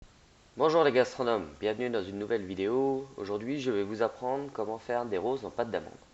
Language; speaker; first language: French; native; French